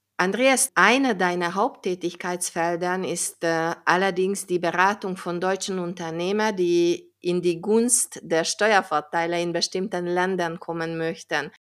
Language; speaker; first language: German; non-native, fluent; Hungarian